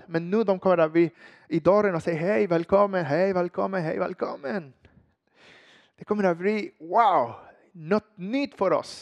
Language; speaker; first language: Swedish; non-native, fluent; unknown